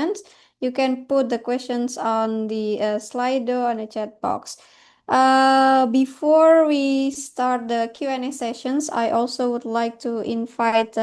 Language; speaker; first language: English; non-native, fluent; Indonesian